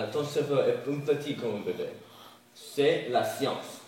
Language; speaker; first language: French; non-native, learner; English